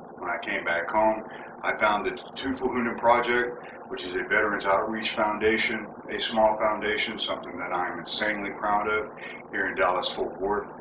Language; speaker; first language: English; native; English